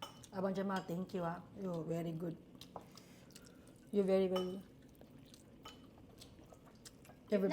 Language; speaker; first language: English; non-native, local second language; Filipino